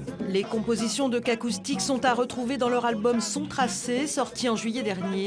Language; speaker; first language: French; native; French